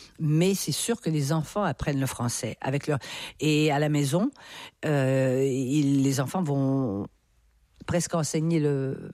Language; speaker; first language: French; native; French